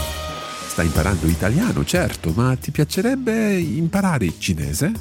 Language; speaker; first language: Italian; non-native, fluent; English